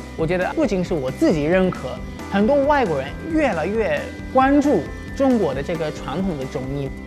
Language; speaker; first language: Chinese; non-native, fluent; English